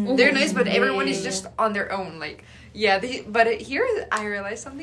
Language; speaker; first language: English; non-native, fluent; Arabic